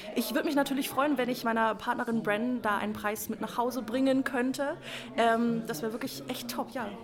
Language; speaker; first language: German; native; German